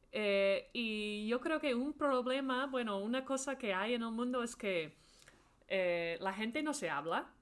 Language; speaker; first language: Spanish; non-native, fluent; English